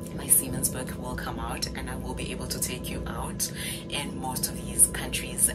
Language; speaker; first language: English; non-native, local second language; Xhosa